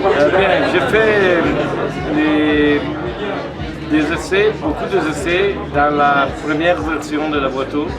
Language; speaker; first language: French; non-native, fluent; Italian